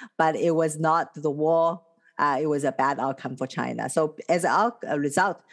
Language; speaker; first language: English; non-native, fluent; Chinese